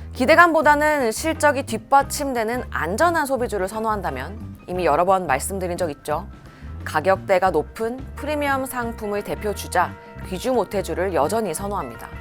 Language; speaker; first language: Korean; native; Korean